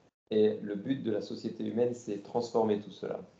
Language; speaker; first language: French; native; French